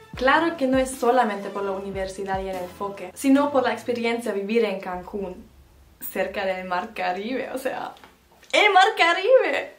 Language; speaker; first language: Spanish; non-native, fluent; German